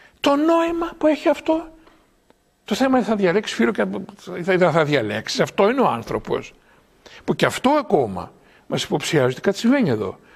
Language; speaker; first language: Greek; native; Greek